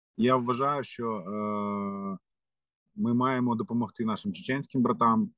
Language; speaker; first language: Ukrainian; non-native, local second language; Russian